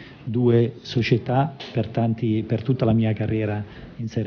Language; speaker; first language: Italian; native; Italian